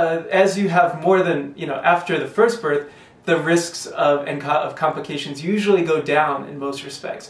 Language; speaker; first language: English; native; English